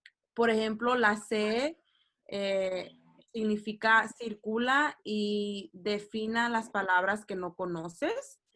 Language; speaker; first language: Spanish; early bilingual, heritage; Spanish